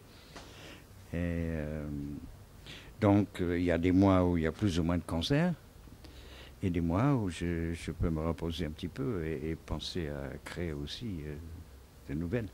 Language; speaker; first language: French; non-native, fluent; English